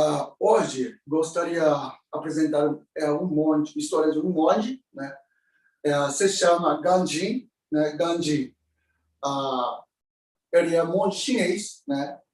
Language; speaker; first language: Portuguese; non-native, learner; Japanese